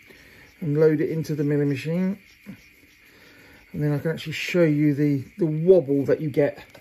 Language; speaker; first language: English; native; English